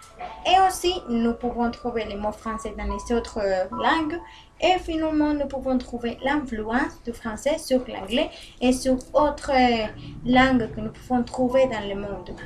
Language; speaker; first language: French; non-native, learner; Spanish